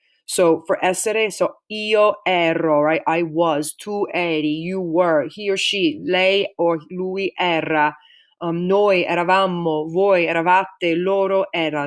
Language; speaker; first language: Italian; non-native, fluent; English